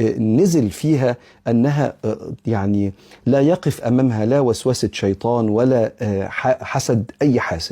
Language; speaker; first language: Arabic; native; Arabic